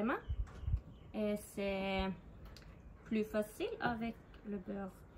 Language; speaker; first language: French; non-native, learner; Norwegian